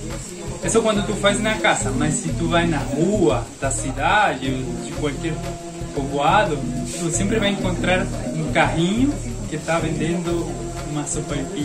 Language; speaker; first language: Portuguese; non-native, fluent; Spanish